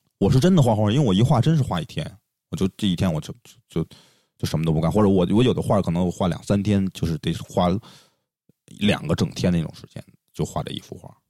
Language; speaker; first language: Chinese; native; Chinese